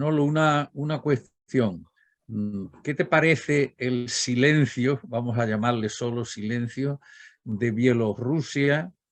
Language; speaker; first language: Spanish; native; Spanish